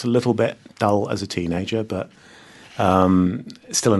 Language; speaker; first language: English; native; English